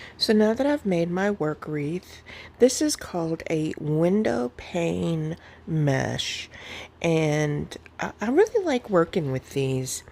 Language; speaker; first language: English; native; English